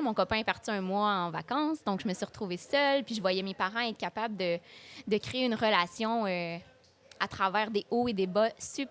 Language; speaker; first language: French; native; French